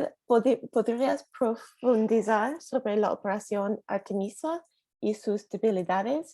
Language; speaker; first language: Spanish; non-native, learner; English